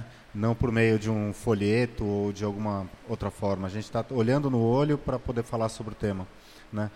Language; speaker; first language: Portuguese; native; Portuguese